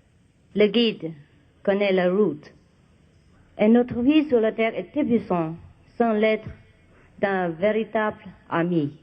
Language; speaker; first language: French; non-native, fluent; Vietnamese